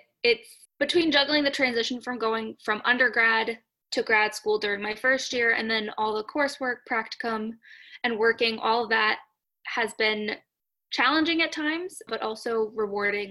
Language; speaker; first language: English; native; English